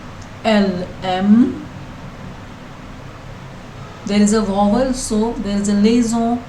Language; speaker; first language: French; non-native, learner; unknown